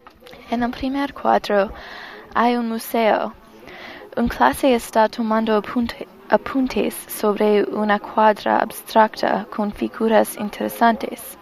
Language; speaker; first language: Spanish; non-native, learner; English